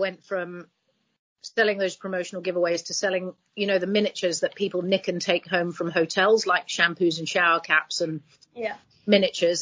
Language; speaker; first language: English; native; English